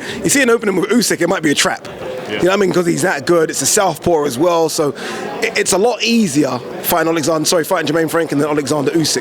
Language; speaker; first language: English; native; English